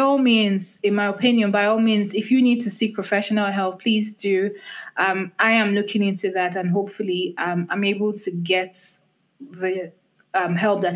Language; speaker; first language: English; non-native, local second language; Igbo